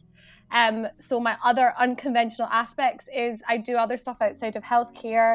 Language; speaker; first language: English; native; English